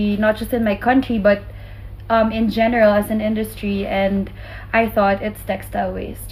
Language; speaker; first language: English; non-native, local second language; Filipino